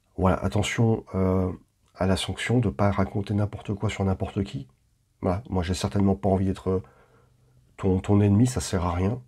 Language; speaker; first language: French; native; French